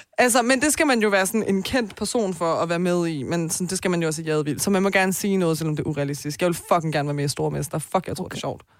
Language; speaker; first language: Danish; early bilingual, other home language; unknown